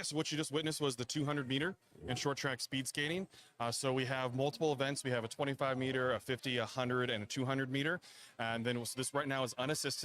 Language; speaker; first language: English; native; English